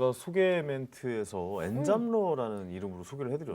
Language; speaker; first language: Korean; native; Korean